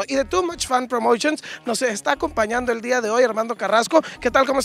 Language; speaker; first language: Spanish; native; Spanish